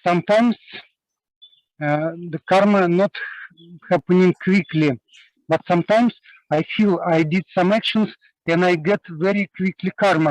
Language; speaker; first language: English; non-native, learner; Russian